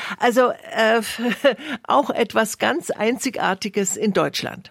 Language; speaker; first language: German; native; German